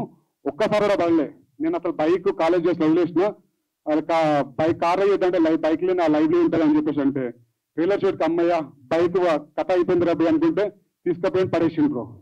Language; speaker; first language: Telugu; native; Telugu